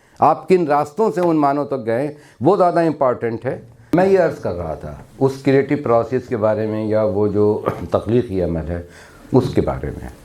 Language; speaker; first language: Urdu; native; Urdu